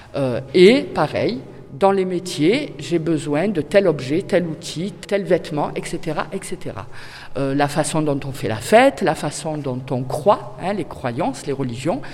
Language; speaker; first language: French; native; French